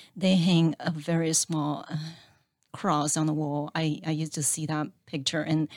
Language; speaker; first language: English; non-native, fluent; Chinese